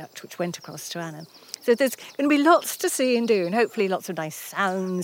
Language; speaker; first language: English; native; English